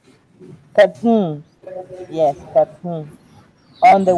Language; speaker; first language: English; non-native, learner; Spanish